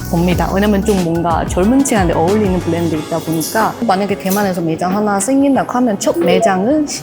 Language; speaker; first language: Korean; non-native, fluent; Chinese